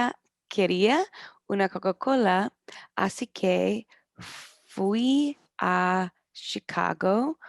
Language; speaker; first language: Spanish; non-native, learner; English